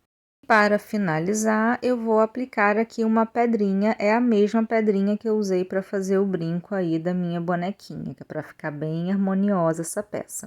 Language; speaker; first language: Portuguese; native; Portuguese